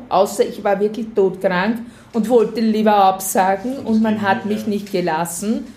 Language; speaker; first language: German; native; German